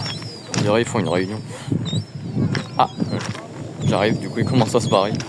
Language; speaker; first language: French; native; French